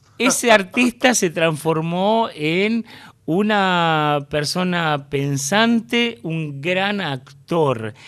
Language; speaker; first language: Spanish; native; Spanish